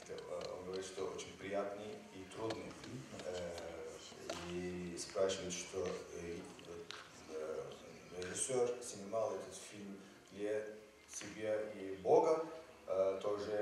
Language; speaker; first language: Russian; non-native, learner; Turkish